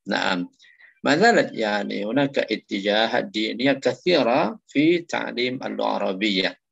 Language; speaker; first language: Arabic; non-native, fluent; Indonesian